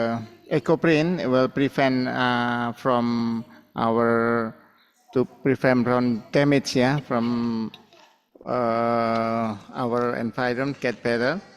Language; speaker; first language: English; non-native, fluent; Indonesian